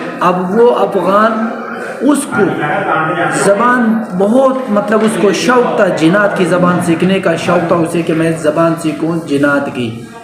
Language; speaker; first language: Urdu; non-native, local second language; Pashto